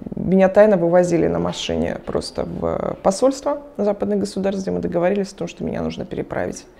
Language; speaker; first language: Russian; native; Russian